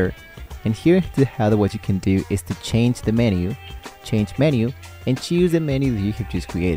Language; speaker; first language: English; non-native, fluent; Spanish